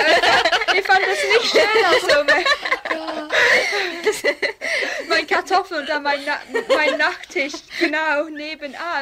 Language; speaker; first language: German; non-native, learner; English